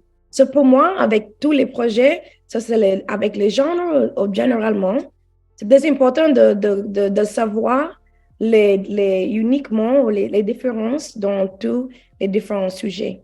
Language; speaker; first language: French; non-native, learner; English